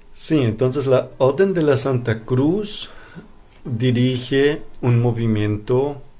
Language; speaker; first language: Spanish; non-native, fluent; German